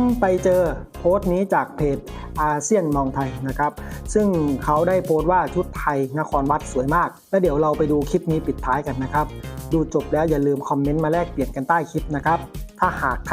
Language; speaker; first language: Thai; native; Thai